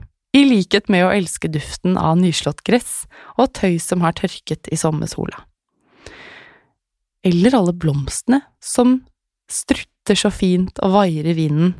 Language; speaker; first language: Norwegian; native; Norwegian